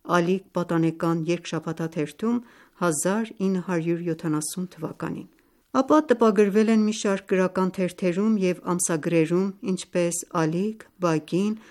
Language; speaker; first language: Armenian; early bilingual, heritage; Armenian